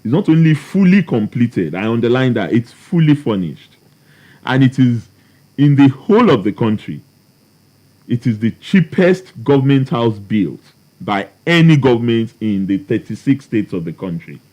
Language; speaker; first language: English; non-native, local second language; Yoruba